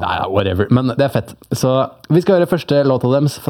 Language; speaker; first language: Norwegian; native; Norwegian